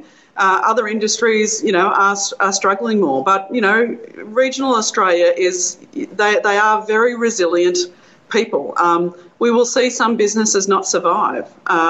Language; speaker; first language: English; native; English